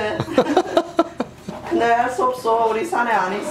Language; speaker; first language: Korean; early bilingual, heritage; Korean